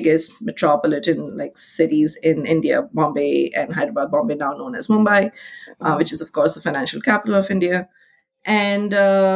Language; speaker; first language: English; non-native, local second language; Hindi